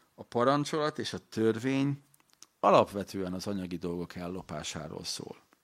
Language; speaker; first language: Hungarian; native; Hungarian